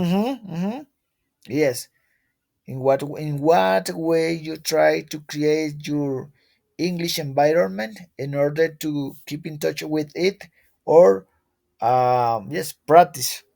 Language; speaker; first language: English; non-native, learner; Spanish